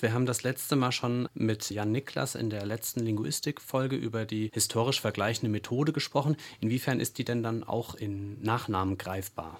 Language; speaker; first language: German; native; German